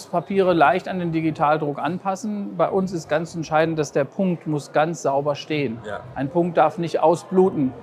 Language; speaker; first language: German; native; German